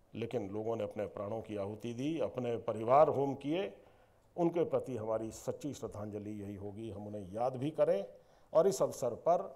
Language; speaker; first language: Hindi; native; Hindi